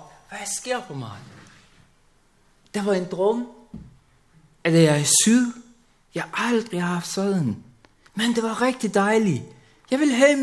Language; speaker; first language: Danish; non-native, learner; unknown